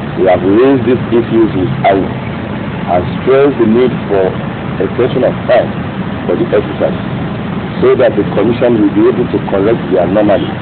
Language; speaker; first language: English; non-native, local second language; Yoruba